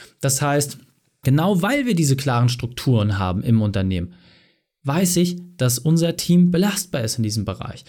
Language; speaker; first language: German; native; German